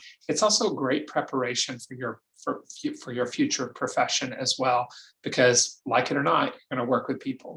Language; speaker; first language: English; native; English